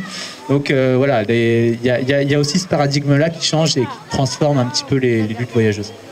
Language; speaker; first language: French; native; French